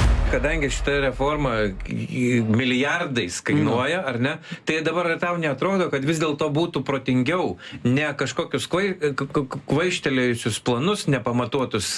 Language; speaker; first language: Lithuanian; native; Lithuanian